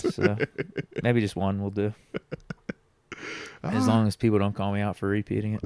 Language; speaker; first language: English; native; English